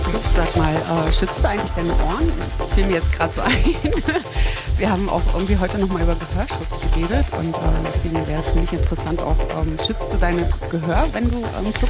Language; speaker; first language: German; native; German